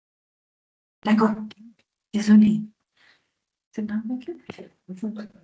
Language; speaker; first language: French; non-native, fluent; Dutch